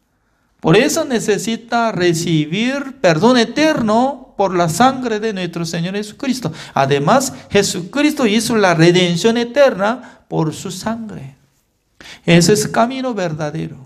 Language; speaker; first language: Spanish; non-native, fluent; Korean